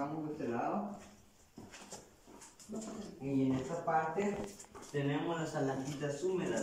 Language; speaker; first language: Spanish; native; Spanish